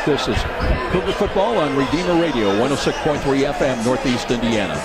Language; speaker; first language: English; native; English